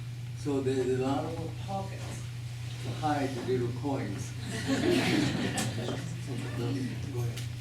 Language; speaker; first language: English; non-native, fluent; Japanese